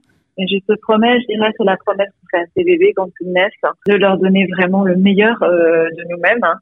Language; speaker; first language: French; native; French